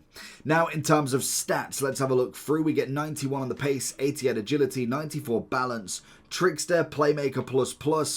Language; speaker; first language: English; native; English